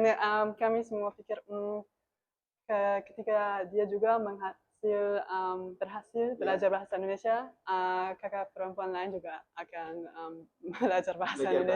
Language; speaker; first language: Indonesian; non-native, learner; German